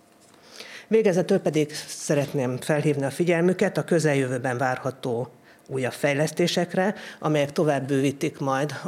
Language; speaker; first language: Hungarian; native; Hungarian